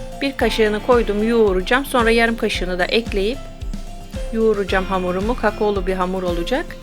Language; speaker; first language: Turkish; native; Turkish